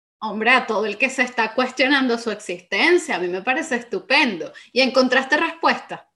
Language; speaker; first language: Spanish; native; Spanish